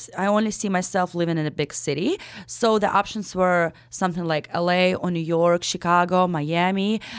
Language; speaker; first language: English; non-native, fluent; Ukrainian